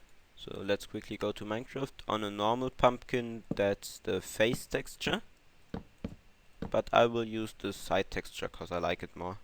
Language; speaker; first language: English; non-native, fluent; German